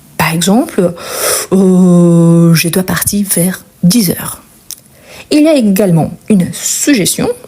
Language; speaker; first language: French; non-native, fluent; Portuguese